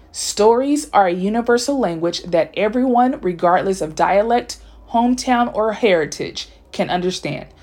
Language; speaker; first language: English; native; English